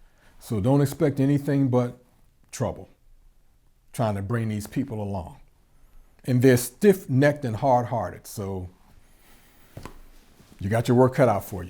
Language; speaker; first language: English; native; English